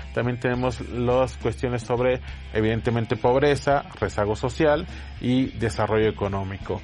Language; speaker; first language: Spanish; native; Spanish